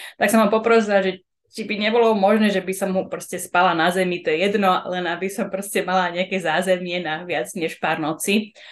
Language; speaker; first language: Slovak; early bilingual, heritage; Slovak